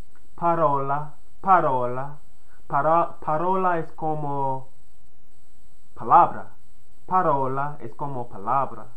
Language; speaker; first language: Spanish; non-native, learner; English